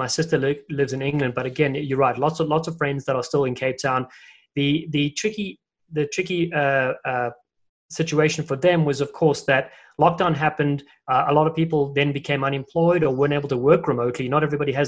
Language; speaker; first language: English; native; English